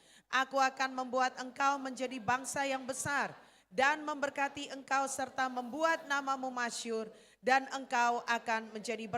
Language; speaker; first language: Indonesian; native; Indonesian